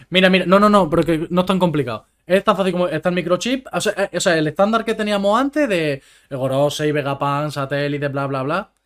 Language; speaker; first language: Spanish; native; Spanish